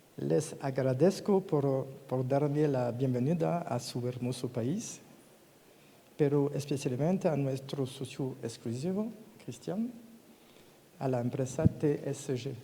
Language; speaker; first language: Spanish; non-native, learner; French